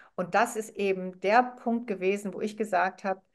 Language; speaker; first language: German; non-native, fluent; Arabic